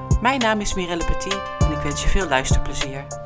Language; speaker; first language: Dutch; native; Dutch